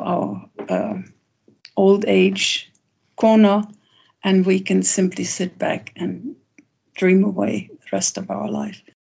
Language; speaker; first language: English; non-native, fluent; German